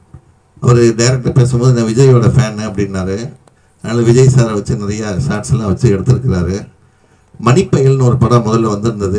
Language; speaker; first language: Tamil; native; Tamil